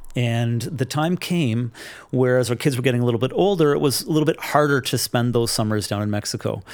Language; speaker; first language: English; native; English